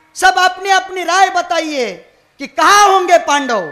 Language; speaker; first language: Hindi; non-native, local second language; Marathi